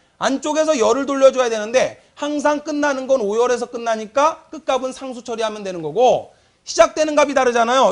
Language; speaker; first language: Korean; native; Korean